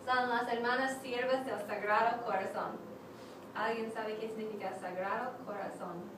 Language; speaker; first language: Spanish; non-native, fluent; English